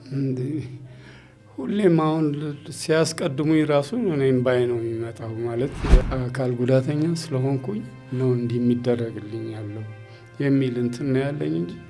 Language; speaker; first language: Amharic; native; Amharic